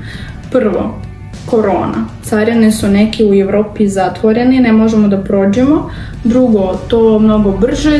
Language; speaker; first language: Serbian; non-native, learner; Russian